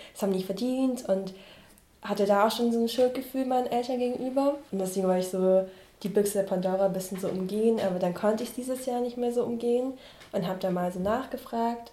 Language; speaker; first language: German; early bilingual, other home language; Vietnamese